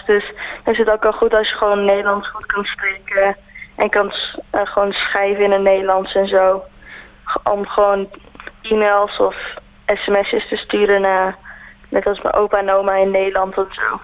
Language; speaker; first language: Dutch; early bilingual, heritage; Dutch